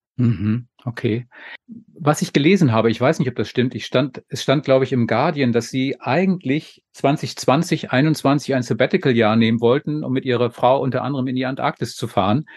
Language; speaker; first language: German; native; German